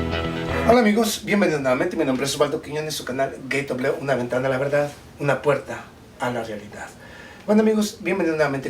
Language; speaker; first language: Spanish; native; Spanish